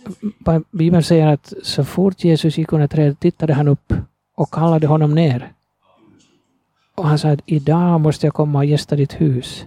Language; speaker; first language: Swedish; non-native, fluent; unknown